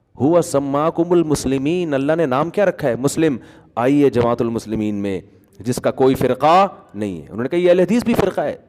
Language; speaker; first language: Urdu; native; Urdu